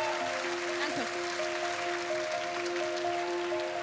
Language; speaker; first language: German; non-native, fluent; Georgian